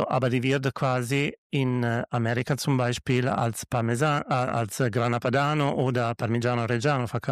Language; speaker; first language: German; non-native, learner; Italian